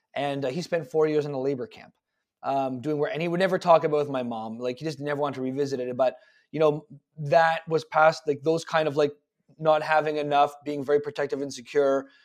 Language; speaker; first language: English; native; English